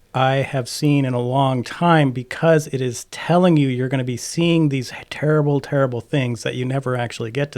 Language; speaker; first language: English; native; English